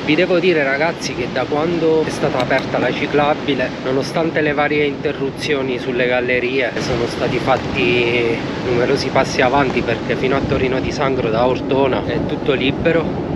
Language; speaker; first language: Italian; native; Italian